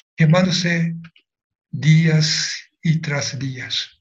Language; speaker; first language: Spanish; non-native, fluent; Japanese